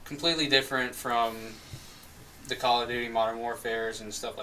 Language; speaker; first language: English; native; English